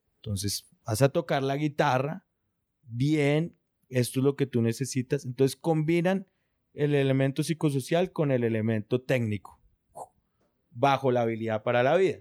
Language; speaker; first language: Spanish; native; Spanish